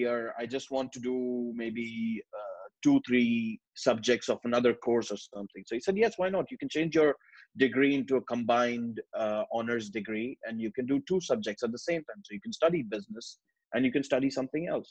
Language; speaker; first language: English; non-native, local second language; Urdu